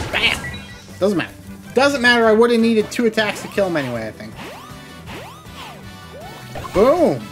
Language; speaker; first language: English; native; English